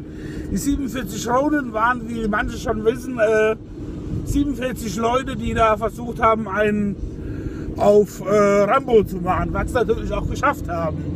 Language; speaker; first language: German; native; German